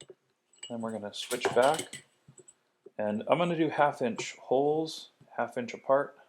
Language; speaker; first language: English; native; English